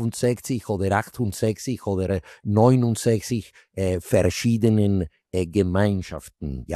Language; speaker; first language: German; non-native, fluent; Spanish